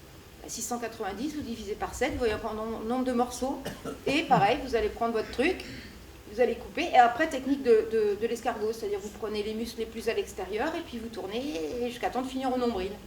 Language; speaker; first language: French; native; French